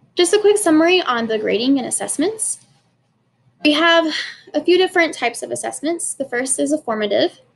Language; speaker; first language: English; native; English